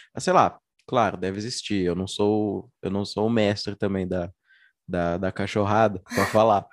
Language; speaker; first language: Portuguese; native; Portuguese